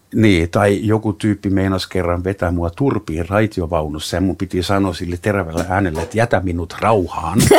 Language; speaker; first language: Finnish; non-native, fluent; German